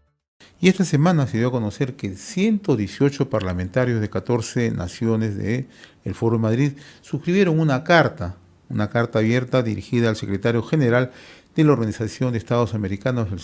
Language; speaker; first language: Spanish; native; Spanish